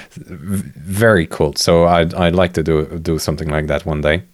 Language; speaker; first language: English; non-native, fluent; Polish